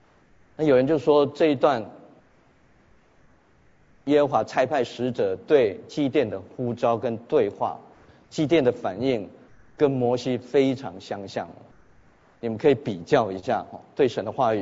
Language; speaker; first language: Chinese; native; Chinese